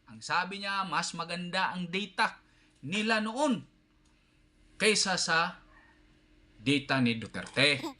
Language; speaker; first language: Filipino; non-native, local second language; Cebuano